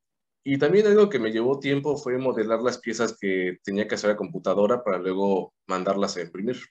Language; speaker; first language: Spanish; native; Spanish